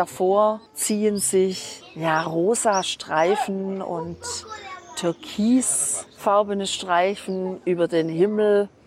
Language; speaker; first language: German; native; German